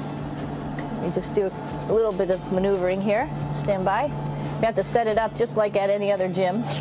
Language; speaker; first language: English; native; English